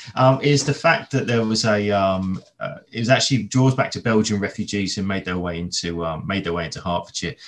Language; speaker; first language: English; native; English